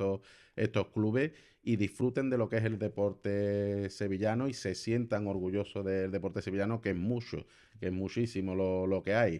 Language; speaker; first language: Spanish; native; Spanish